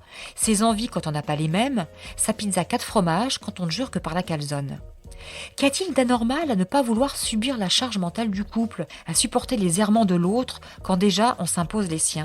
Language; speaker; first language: French; native; French